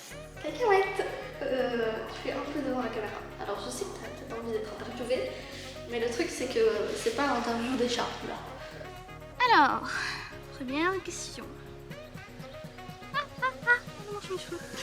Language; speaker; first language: French; native; French